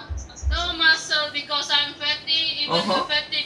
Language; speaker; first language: English; non-native, learner; Indonesian